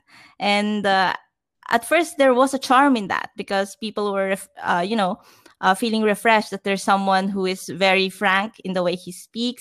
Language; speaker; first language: English; non-native, local second language; Filipino